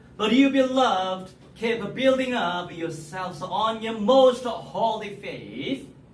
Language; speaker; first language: English; non-native, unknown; Korean